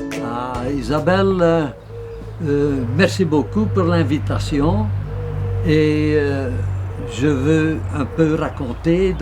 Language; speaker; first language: French; non-native, local second language; Dutch